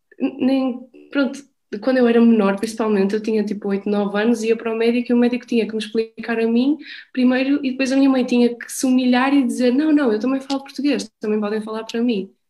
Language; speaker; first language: Portuguese; early bilingual, other home language; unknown